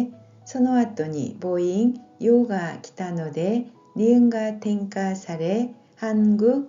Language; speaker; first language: Japanese; non-native, fluent; Korean